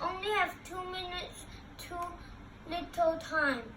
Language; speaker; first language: English; non-native, local second language; Cantonese